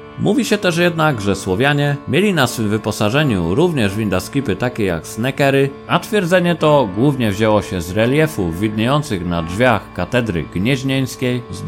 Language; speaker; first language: Polish; native; Polish